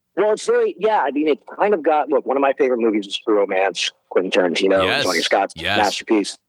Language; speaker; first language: English; native; English